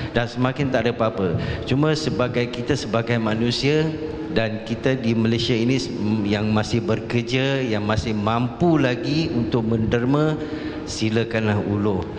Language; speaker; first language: Malay; non-native, local second language; Chinese